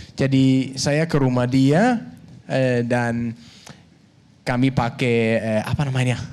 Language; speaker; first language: Indonesian; non-native, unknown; Danish